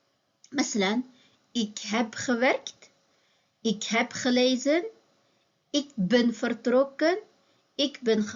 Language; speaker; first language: Dutch; non-native, fluent; Uyghur